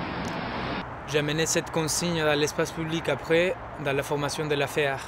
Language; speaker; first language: French; non-native, fluent; Spanish